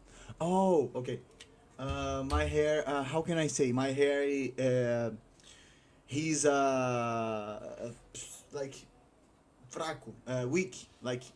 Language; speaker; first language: English; non-native, learner; Portuguese